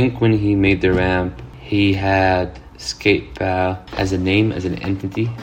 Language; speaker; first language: English; non-native, fluent; Arabic